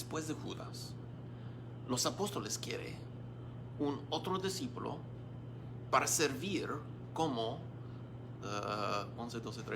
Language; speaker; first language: Spanish; non-native, learner; English